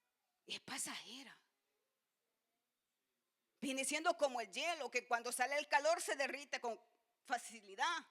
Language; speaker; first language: Spanish; native; Spanish